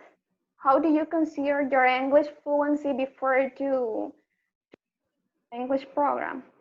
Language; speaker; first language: English; non-native, learner; Spanish